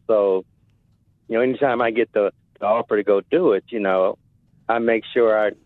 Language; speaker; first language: English; native; English